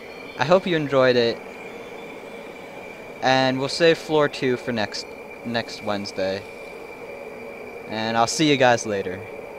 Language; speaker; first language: English; native; English